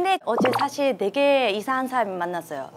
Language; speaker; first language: Korean; non-native, fluent; Japanese